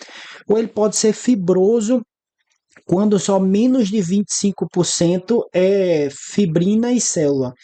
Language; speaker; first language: Portuguese; native; Portuguese